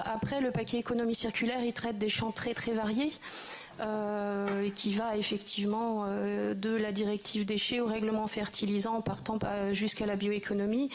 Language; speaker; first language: French; native; French